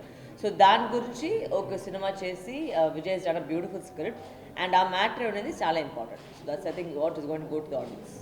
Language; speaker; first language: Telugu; non-native, local second language; Tamil